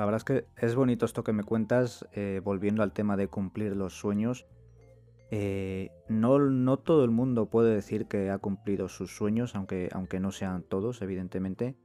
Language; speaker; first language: Spanish; native; Spanish